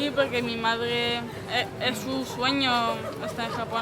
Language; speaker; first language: Spanish; early bilingual, other home language; Hebrew